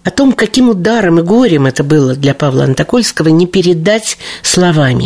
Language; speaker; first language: Russian; native; Russian